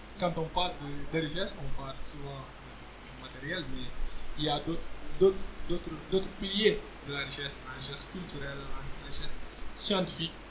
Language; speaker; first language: French; non-native, local second language; Wolof